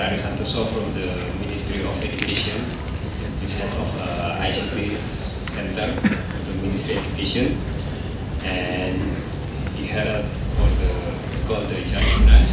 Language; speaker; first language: English; non-native, learner; Indonesian